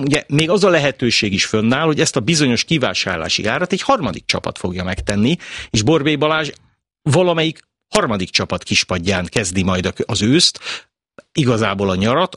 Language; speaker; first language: Hungarian; native; Hungarian